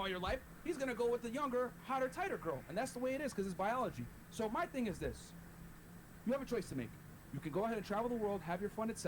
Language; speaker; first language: English; native; English